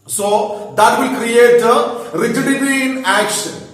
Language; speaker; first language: English; non-native, local second language; Malayalam